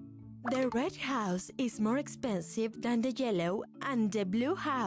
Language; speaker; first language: English; non-native, fluent; Spanish